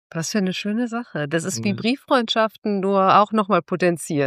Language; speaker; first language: German; native; German